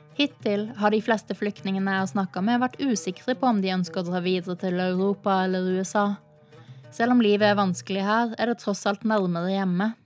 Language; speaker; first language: Norwegian; native; Norwegian